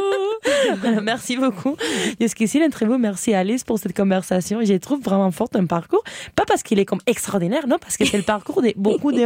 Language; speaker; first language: French; non-native, fluent; Spanish